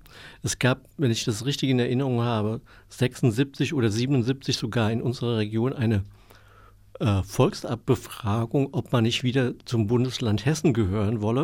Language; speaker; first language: German; native; German